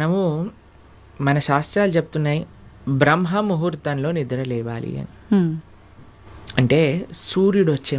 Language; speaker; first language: Telugu; native; Telugu